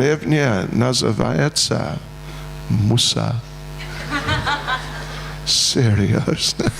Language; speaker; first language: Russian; non-native, learner; English